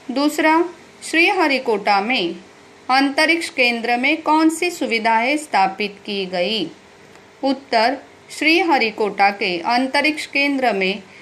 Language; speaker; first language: Hindi; non-native, local second language; Marathi